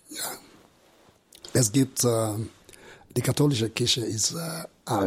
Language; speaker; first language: German; non-native, fluent; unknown